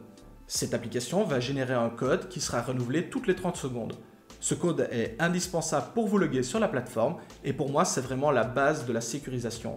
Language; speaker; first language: French; native; French